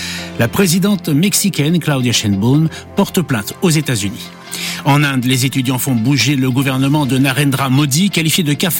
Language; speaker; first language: French; native; French